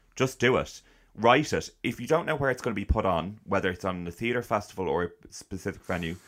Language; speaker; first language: English; native; English